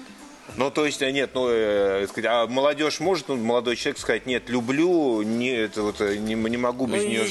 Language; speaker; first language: Russian; native; Russian